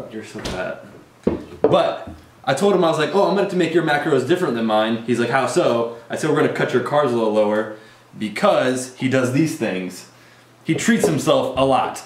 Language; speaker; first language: English; native; English